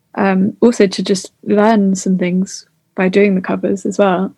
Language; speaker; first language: English; native; English